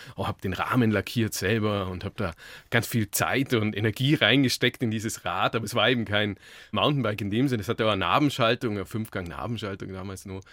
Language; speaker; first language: German; native; German